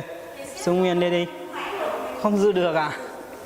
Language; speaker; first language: Vietnamese; non-native, learner; Hindi